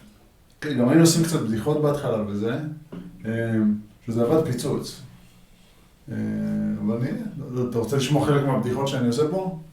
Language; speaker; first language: Hebrew; native; Hebrew